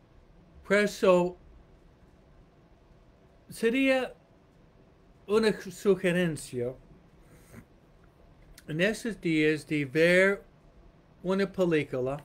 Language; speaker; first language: Spanish; non-native, fluent; English